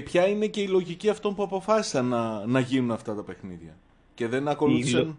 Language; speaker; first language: Greek; native; Greek